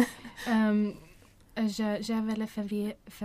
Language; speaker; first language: French; non-native, learner; Swedish